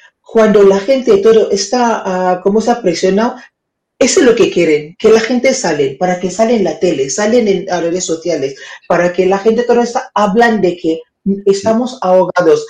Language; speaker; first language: Spanish; non-native, fluent; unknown